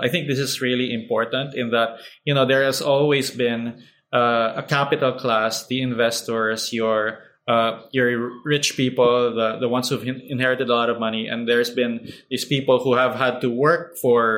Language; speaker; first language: English; non-native, local second language; Filipino